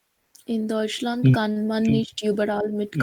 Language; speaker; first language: German; non-native, learner; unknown